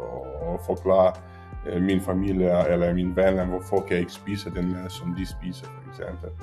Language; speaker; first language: Danish; non-native, learner; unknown